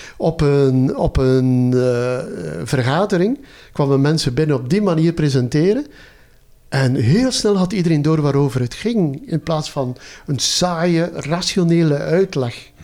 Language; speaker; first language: Dutch; native; Dutch